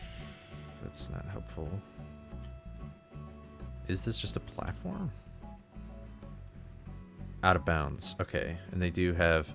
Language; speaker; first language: English; native; English